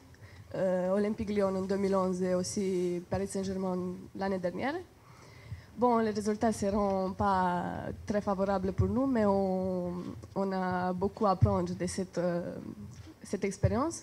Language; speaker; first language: French; non-native, learner; Romanian